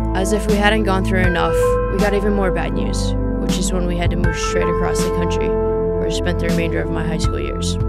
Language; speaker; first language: English; native; English